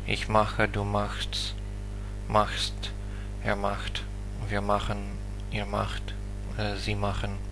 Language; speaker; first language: German; non-native, learner; English